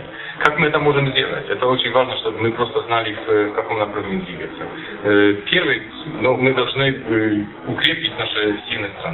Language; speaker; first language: Russian; non-native, fluent; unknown